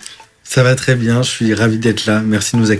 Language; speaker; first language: French; early bilingual, other home language; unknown